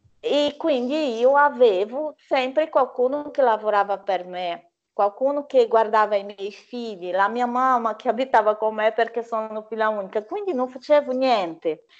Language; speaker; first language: Italian; non-native, fluent; Portuguese